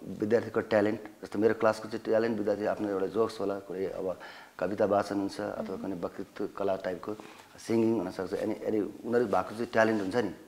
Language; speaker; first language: Nepali; native; Nepali